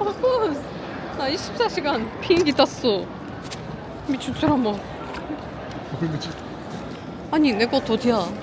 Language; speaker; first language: Korean; non-native, learner; Russian